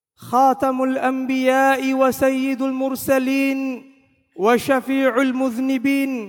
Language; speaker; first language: Arabic; non-native, fluent; Malay